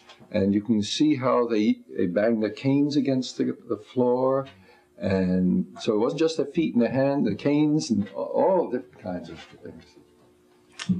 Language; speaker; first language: English; native; English